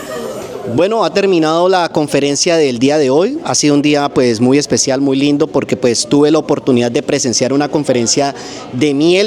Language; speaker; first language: Spanish; native; Spanish